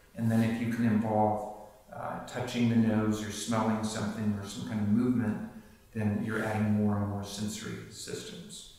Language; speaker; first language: English; native; English